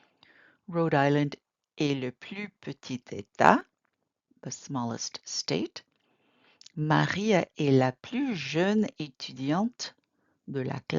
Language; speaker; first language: French; non-native, fluent; English